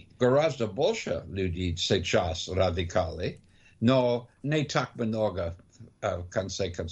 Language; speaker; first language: Russian; non-native, learner; English